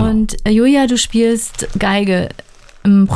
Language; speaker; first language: German; native; German